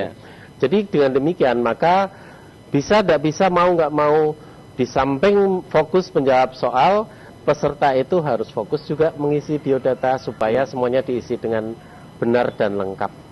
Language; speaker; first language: Indonesian; native; Indonesian